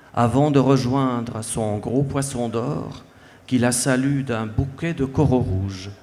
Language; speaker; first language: Spanish; non-native, fluent; Swiss German